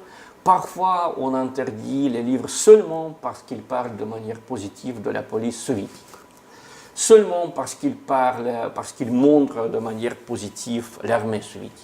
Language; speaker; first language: French; non-native, fluent; Russian